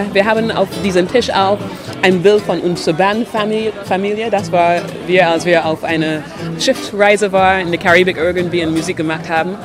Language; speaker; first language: German; non-native, fluent; English